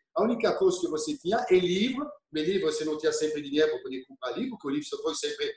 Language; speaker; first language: Portuguese; non-native, fluent; French